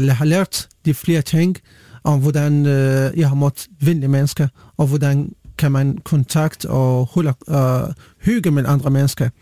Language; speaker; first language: Danish; non-native, learner; Arabic